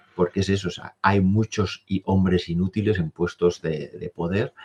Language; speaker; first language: Spanish; native; Spanish